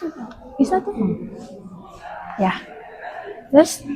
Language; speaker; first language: Indonesian; native; Indonesian